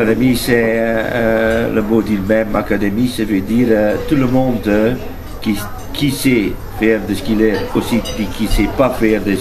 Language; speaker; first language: French; non-native, learner; Dutch